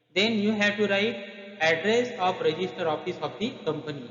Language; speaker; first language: Hindi; non-native, local second language; Marathi